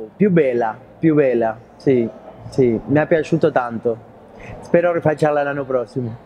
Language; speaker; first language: Italian; non-native, fluent; Spanish